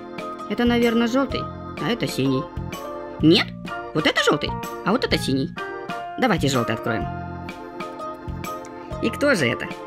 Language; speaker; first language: Russian; native; Russian